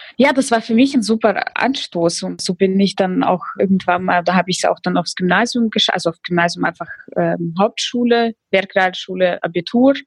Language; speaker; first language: German; early bilingual, other home language; Russian